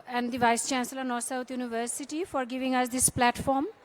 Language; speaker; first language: English; non-native, local second language; Bangla